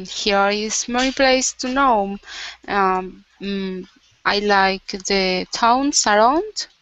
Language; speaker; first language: English; non-native, learner; Spanish